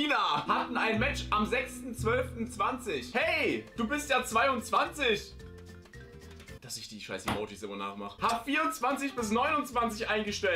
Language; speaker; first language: German; native; German